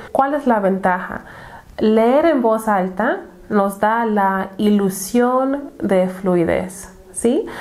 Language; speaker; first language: Spanish; non-native, fluent; English